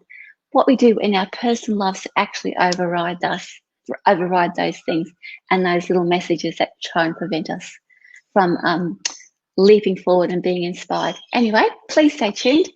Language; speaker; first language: English; native; English